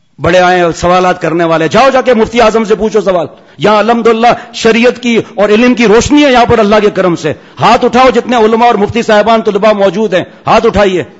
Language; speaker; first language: Urdu; non-native, local second language; Memoni